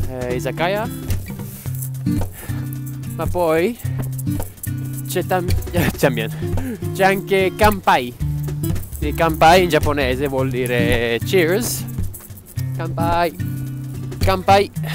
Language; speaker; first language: Italian; non-native, fluent; English